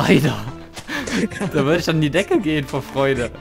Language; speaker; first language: German; native; German